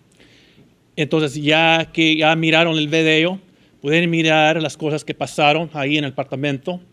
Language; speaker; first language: Spanish; early bilingual, heritage; Spanish